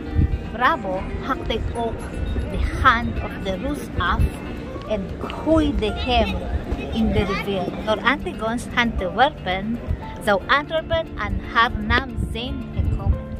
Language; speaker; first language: Dutch; non-native, learner; Filipino